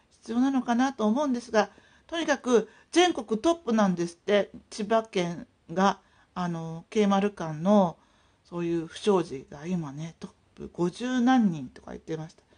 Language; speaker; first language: Japanese; native; Japanese